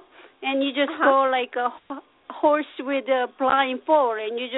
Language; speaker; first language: English; non-native, learner; Korean